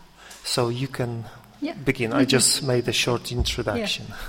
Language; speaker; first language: English; non-native, fluent; Polish